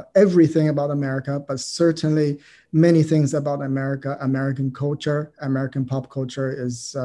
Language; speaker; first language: English; non-native, fluent; Chinese